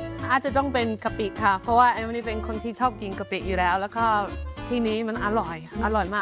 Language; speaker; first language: Thai; non-native, fluent; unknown